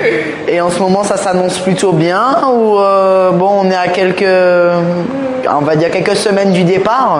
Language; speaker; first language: French; native; French